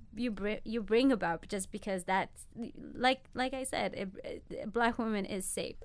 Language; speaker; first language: English; non-native, fluent; Amharic